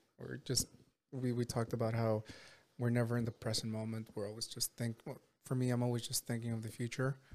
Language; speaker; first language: English; non-native, fluent; Spanish